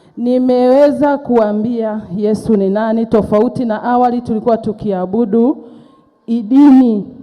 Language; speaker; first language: Swahili; native; Swahili